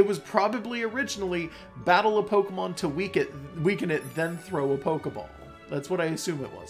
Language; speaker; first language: English; native; English